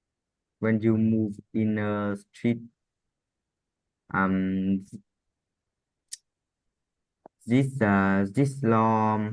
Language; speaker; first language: English; non-native, learner; Vietnamese